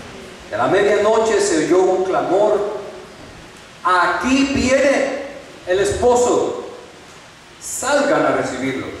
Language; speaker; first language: Spanish; native; Spanish